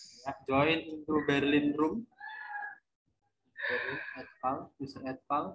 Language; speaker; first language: English; non-native, learner; Indonesian